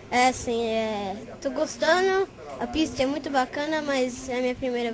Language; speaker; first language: Portuguese; early bilingual, heritage; English